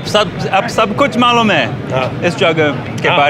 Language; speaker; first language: Hindi; non-native, fluent; English